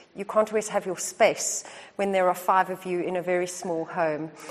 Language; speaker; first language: English; native; English